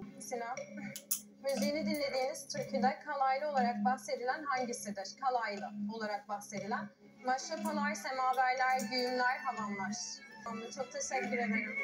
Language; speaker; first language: Turkish; early bilingual, heritage; Turkish